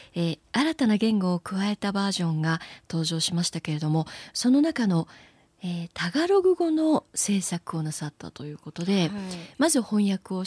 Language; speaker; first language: Japanese; native; Japanese